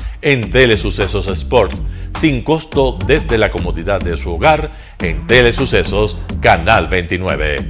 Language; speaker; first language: Spanish; native; Spanish